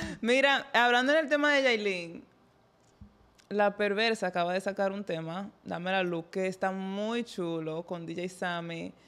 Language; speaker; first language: Spanish; native; Spanish